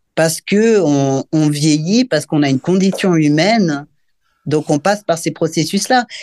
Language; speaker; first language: French; native; French